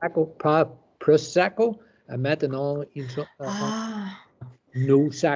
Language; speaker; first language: French; non-native, learner; English